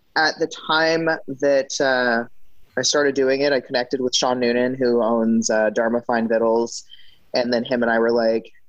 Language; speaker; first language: English; native; English